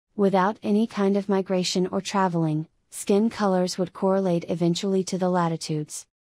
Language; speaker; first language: English; non-native, fluent; Finnish